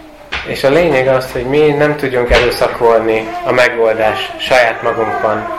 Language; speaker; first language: Hungarian; non-native, fluent; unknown